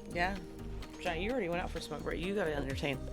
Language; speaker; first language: English; native; English